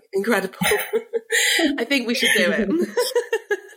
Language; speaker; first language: English; native; English